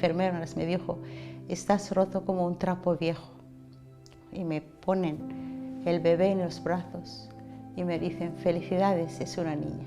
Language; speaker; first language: Spanish; non-native, fluent; Somali